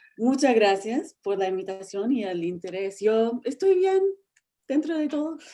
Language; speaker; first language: Spanish; non-native, fluent; English